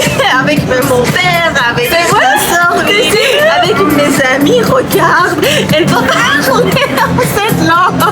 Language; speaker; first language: French; non-native, learner; Persian